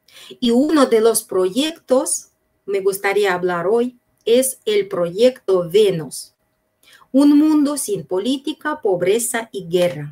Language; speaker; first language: Spanish; non-native, fluent; Russian